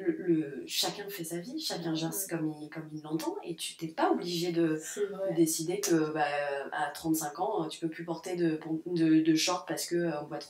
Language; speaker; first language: French; native; French